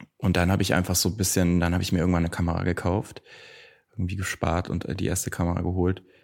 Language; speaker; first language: German; native; German